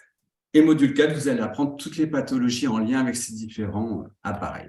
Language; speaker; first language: French; native; French